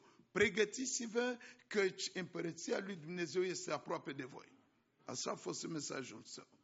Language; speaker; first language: Romanian; non-native, fluent; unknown